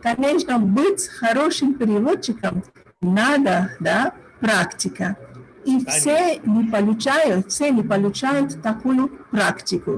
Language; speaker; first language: Russian; non-native, fluent; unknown